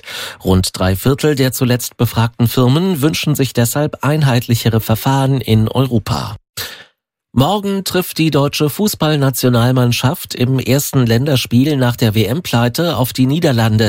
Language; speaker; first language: German; native; German